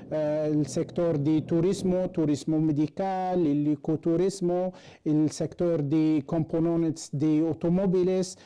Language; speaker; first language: Spanish; non-native, fluent; Arabic